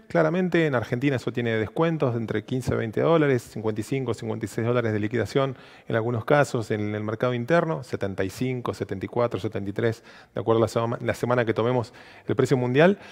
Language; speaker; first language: Spanish; native; Spanish